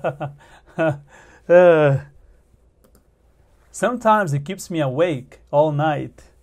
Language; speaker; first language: English; non-native, fluent; Portuguese